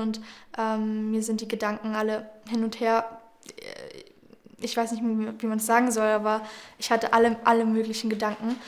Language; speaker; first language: German; early bilingual, other home language; Georgian